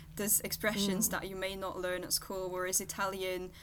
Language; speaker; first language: English; non-native, fluent; French